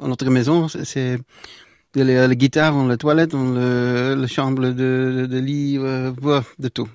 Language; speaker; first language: French; non-native, local second language; Dutch